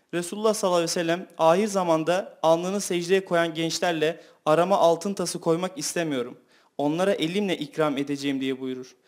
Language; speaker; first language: Turkish; native; Turkish